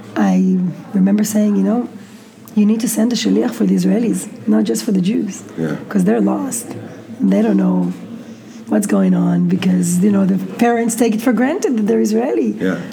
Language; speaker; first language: English; non-native, fluent; Hebrew